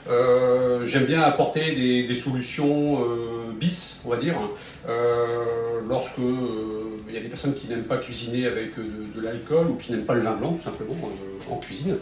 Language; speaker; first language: French; native; French